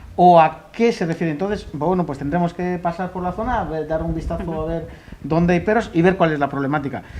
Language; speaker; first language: Spanish; non-native, local second language; Basque